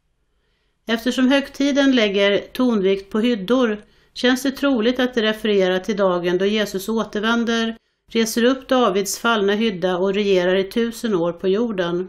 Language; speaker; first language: Swedish; native; Swedish